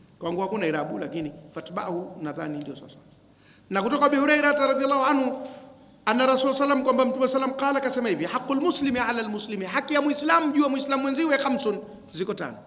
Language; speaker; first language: Swahili; native; Swahili